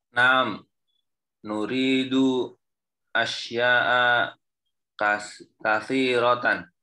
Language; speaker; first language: Arabic; non-native, learner; Indonesian